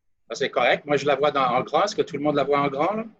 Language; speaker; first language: French; native; French